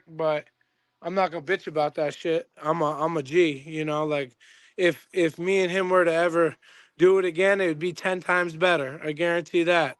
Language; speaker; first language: English; native; English